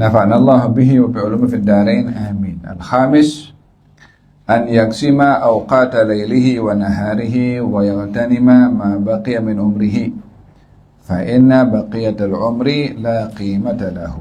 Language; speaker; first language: Arabic; non-native, fluent; Malay